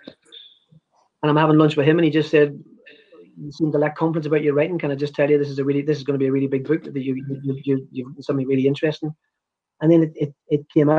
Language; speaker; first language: English; native; English